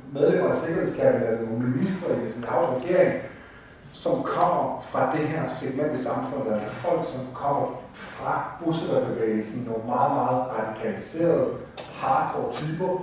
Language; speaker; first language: Danish; native; Danish